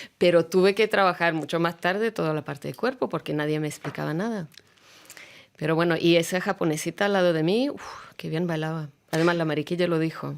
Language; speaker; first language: Spanish; non-native, fluent; Russian